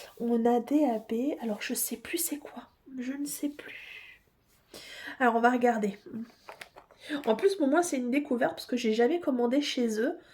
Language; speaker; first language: French; native; French